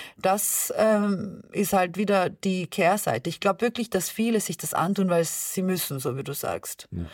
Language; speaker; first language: German; early bilingual, other home language; Serbian